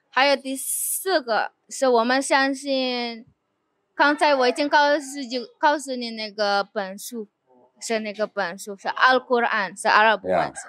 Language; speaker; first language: Chinese; non-native, fluent; Indonesian